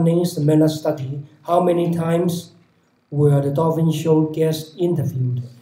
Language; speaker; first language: English; non-native, local second language; Cantonese